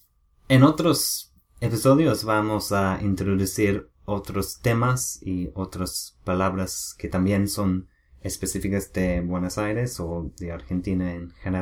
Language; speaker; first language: Spanish; non-native, learner; English